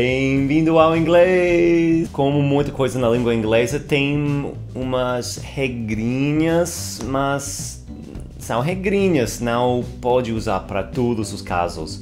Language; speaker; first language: Portuguese; non-native, fluent; English